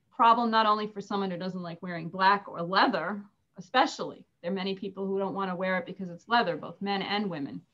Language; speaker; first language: English; native; English